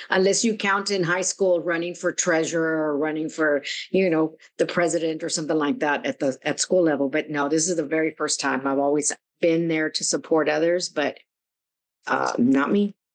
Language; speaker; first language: English; early bilingual, other home language; Spanish